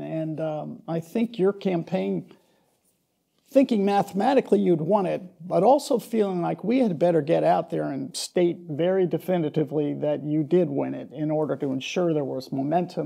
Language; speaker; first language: English; native; English